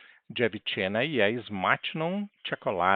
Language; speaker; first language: Polish; non-native, learner; Portuguese